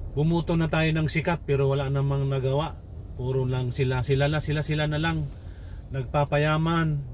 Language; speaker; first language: Filipino; non-native, local second language; Cebuano